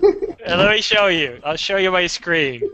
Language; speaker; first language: English; native; English